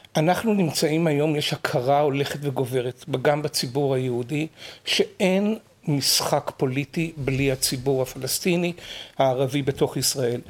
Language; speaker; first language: Hebrew; native; Hebrew